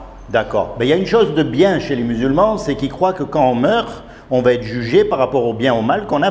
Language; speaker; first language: French; native; French